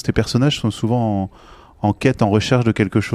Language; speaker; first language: French; native; French